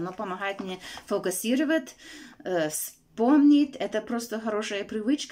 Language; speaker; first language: Russian; non-native, fluent; English